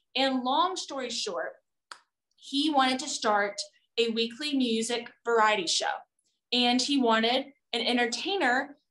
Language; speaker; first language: English; native; English